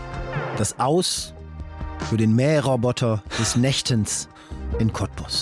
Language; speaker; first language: German; native; German